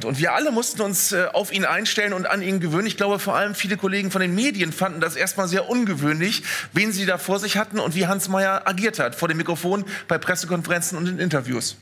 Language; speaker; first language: German; native; German